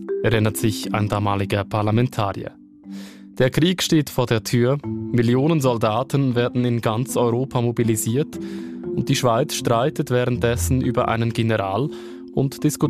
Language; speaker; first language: German; native; German